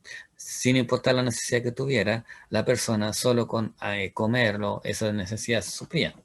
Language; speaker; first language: Spanish; native; Spanish